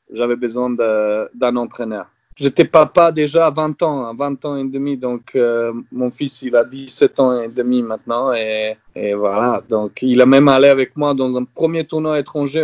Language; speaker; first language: French; non-native, fluent; Serbian